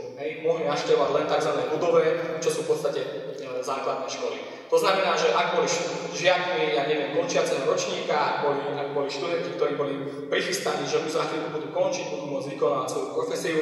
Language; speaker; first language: Slovak; native; Slovak